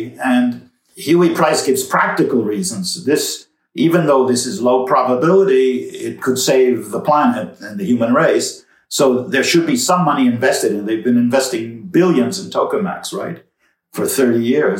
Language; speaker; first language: English; native; English